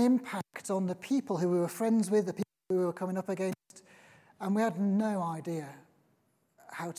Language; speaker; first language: English; native; English